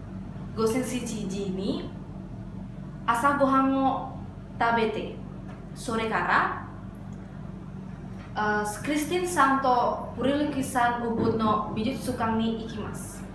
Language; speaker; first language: Japanese; non-native, learner; Indonesian